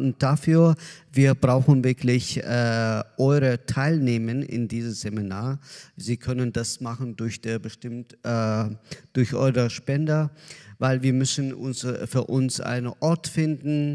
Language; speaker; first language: German; non-native, learner; Azerbaijani